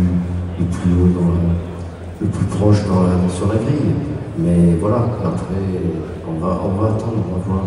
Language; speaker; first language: French; native; French